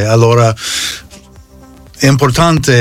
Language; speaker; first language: Italian; non-native, fluent; English